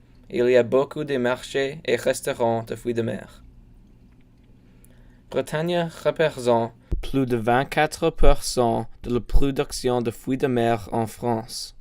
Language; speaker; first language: French; non-native, learner; English